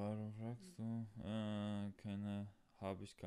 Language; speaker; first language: German; non-native, learner; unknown